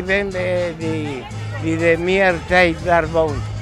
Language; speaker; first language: Dutch; non-native, learner; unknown